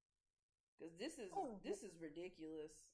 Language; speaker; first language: English; native; English